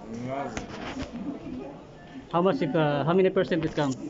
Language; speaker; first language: English; non-native, learner; Filipino